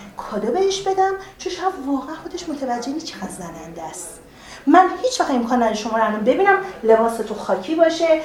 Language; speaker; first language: Persian; native; Persian